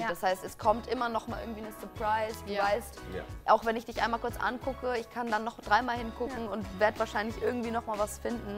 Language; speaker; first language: German; native; German